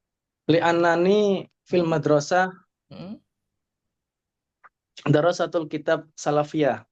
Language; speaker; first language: Arabic; non-native, learner; Indonesian